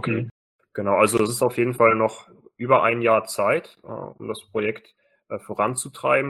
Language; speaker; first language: German; native; German